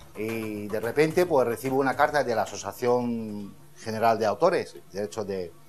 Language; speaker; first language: Spanish; non-native, fluent; Arabic